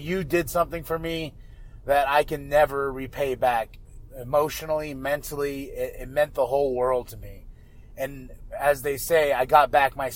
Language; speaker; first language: English; native; English